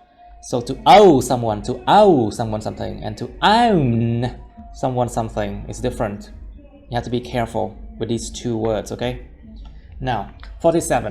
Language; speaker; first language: English; non-native, fluent; Vietnamese